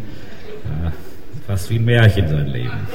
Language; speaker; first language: German; native; German